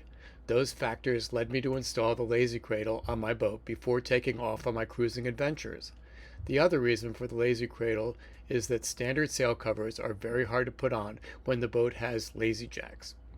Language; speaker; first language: English; native; English